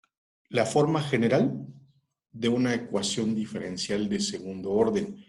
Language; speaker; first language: Spanish; native; Spanish